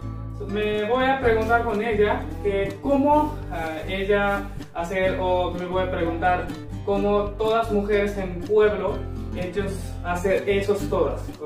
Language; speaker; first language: Spanish; non-native, learner; Hindi